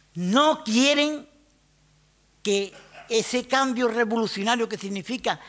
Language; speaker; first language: Spanish; native; Spanish